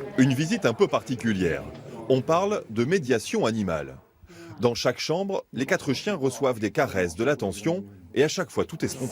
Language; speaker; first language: French; native; French